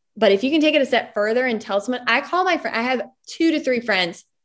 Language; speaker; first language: English; native; English